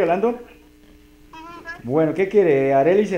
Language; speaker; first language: Spanish; native; Spanish